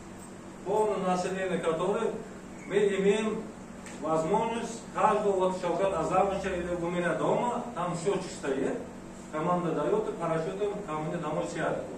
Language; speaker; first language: Russian; non-native, local second language; Uzbek